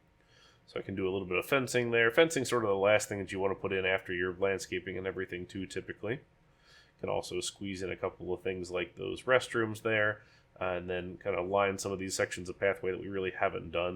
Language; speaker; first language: English; native; English